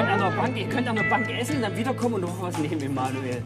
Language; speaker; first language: German; native; German